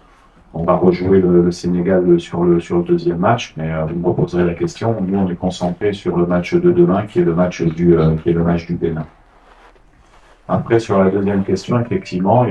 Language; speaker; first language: French; non-native, fluent; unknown